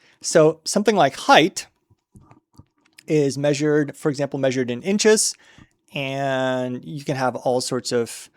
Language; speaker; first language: English; native; English